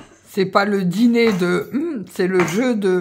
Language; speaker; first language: French; native; French